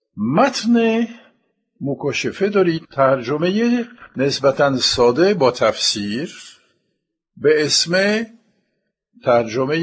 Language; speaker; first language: Persian; non-native, fluent; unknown